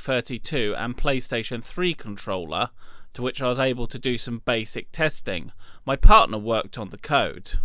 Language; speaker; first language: English; native; English